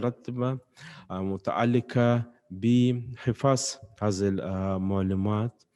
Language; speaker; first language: Arabic; non-native, fluent; Russian